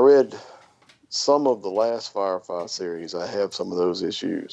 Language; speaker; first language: English; native; English